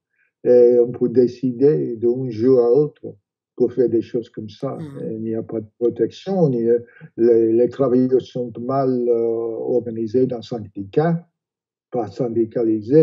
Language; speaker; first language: French; non-native, fluent; English